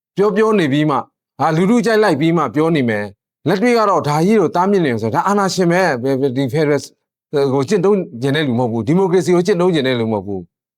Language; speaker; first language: Burmese; non-native, local second language; Shan